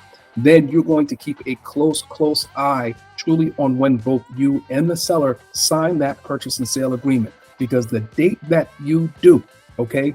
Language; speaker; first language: English; native; English